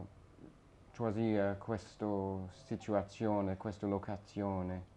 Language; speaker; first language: Italian; non-native, learner; French